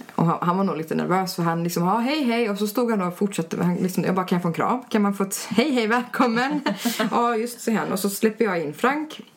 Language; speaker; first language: Swedish; early bilingual, other home language; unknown